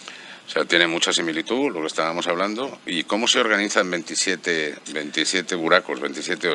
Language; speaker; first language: Spanish; native; Spanish